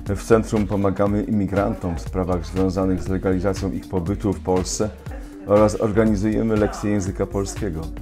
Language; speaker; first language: Polish; native; Polish